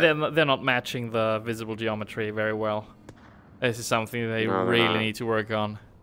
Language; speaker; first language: English; non-native, fluent; German